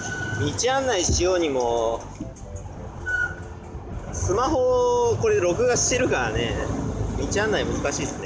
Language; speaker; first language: Japanese; native; Japanese